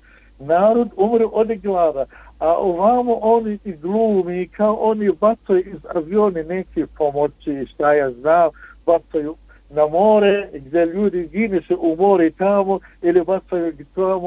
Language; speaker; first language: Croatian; non-native, fluent; Arabic